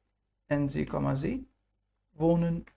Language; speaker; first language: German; non-native, fluent; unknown